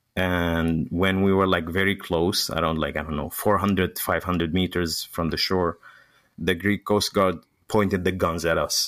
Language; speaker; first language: English; non-native, fluent; Arabic